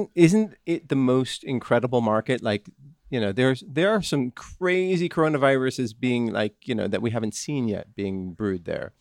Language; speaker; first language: English; native; English